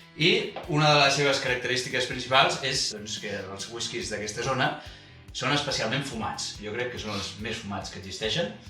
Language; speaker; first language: Catalan; native; Catalan